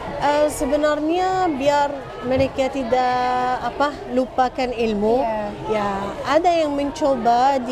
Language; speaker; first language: Indonesian; non-native, fluent; Arabic